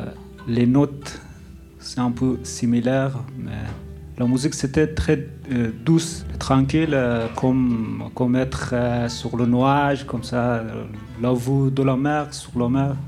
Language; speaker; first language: French; non-native, learner; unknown